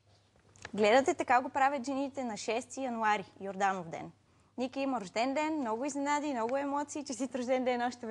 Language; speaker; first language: Bulgarian; native; Bulgarian